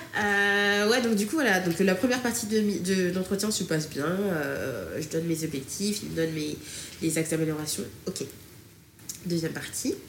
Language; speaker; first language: French; early bilingual, other home language; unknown